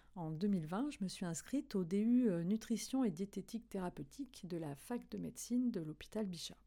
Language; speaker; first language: French; native; French